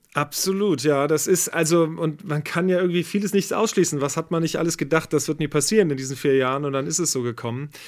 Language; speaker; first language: German; native; German